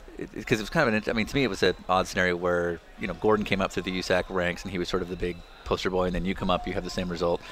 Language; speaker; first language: English; native; English